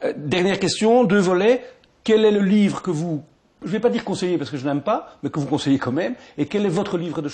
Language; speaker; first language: French; native; French